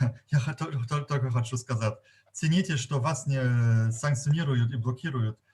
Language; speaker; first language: Russian; non-native, fluent; German